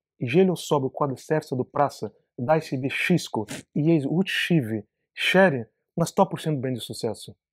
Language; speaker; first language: Polish; non-native, learner; Portuguese